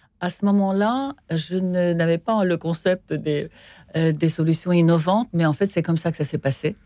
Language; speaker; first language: French; non-native, fluent; Russian